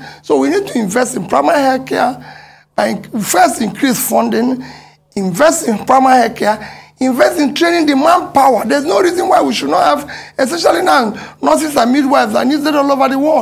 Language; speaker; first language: English; non-native, local second language; Igbo